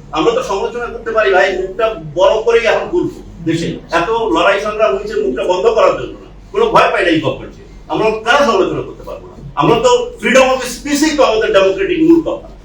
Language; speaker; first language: Bangla; non-native, local second language; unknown